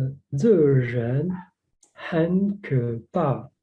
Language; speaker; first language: Chinese; non-native, learner; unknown